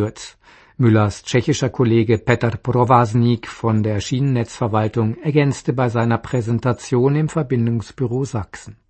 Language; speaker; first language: German; native; German